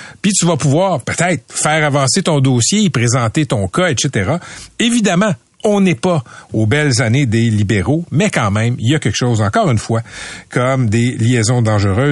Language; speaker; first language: French; native; French